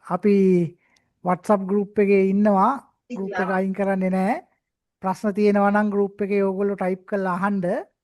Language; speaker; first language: Sinhala; native; Sinhala